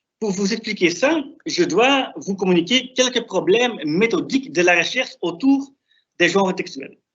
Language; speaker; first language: French; non-native, fluent; German